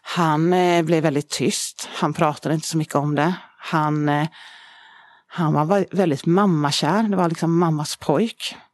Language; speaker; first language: Swedish; native; Swedish